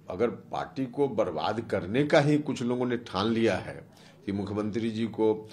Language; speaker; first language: Hindi; native; Hindi